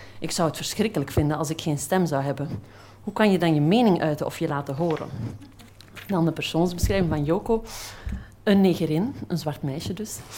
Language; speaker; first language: Dutch; native; Dutch